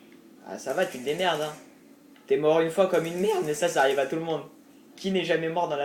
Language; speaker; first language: French; native; French